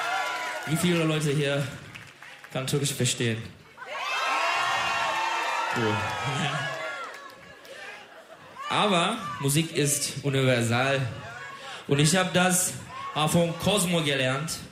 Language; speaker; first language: German; non-native, learner; Turkish